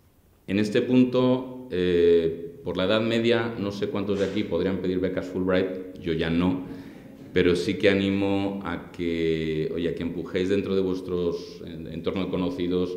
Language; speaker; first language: Spanish; native; Spanish